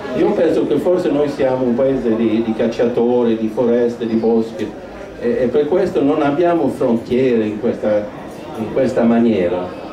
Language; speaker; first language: Italian; non-native, fluent; Swedish